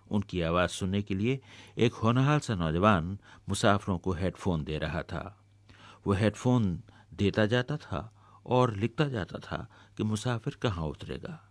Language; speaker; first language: Urdu; native; Urdu